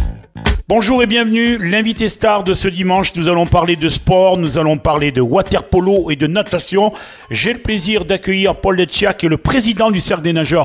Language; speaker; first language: French; native; French